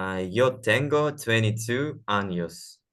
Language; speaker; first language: Spanish; non-native, learner; Russian